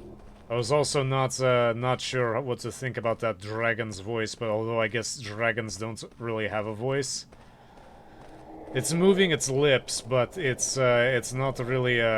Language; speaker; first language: English; native; English